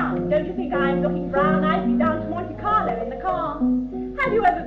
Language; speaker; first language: English; native; English